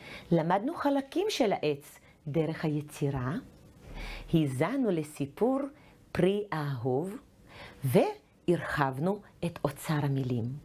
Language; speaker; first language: Hebrew; non-native, fluent; Russian